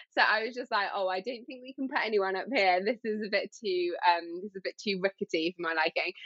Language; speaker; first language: English; native; English